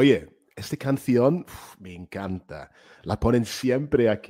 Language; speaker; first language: Spanish; non-native, fluent; English